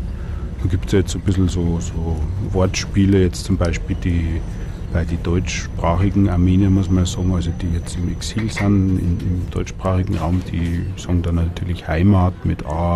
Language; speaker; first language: German; native; German